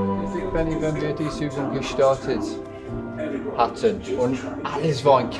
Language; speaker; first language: German; non-native, learner; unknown